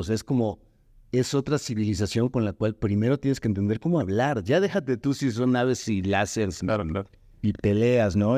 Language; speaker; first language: Spanish; native; Spanish